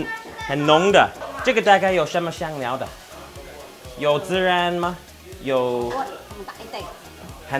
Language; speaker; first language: Chinese; non-native, fluent; English